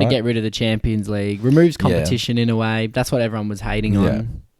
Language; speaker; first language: English; native; English